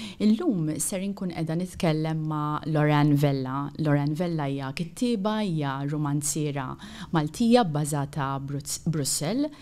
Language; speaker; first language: Maltese; native; Maltese